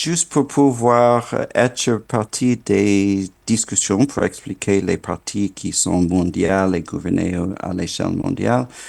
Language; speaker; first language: French; non-native, fluent; English